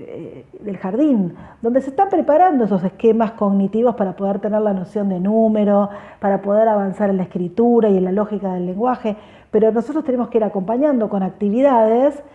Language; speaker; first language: Spanish; native; Spanish